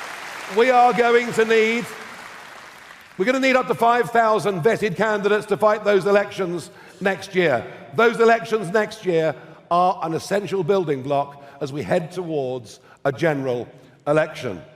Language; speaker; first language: English; native; English